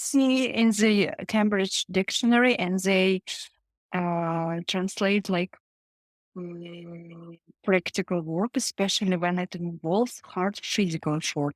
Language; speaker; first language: English; non-native, learner; Russian